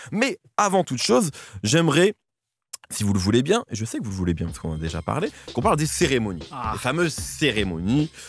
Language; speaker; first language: French; native; French